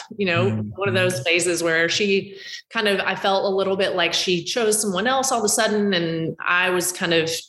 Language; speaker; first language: English; native; English